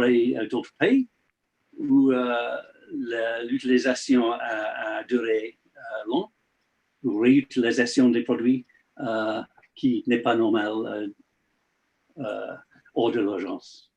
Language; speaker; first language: French; non-native, learner; English